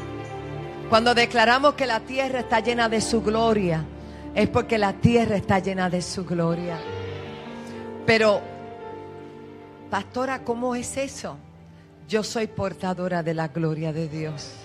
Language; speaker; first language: Spanish; native; Spanish